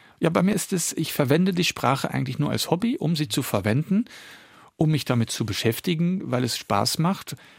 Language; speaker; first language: German; early bilingual, other home language; Dutch